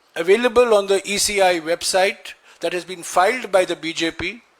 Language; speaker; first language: English; non-native, local second language; Hindi